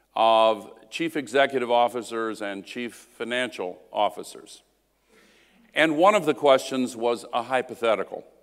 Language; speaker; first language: English; native; English